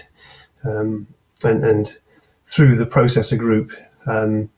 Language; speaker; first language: English; native; English